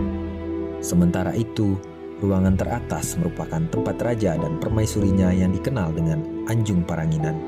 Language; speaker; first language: Malay; native; Malay